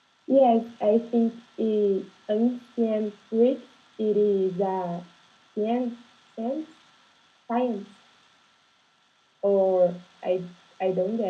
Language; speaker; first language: English; non-native, learner; Portuguese